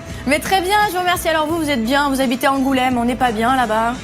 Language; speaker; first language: French; native; French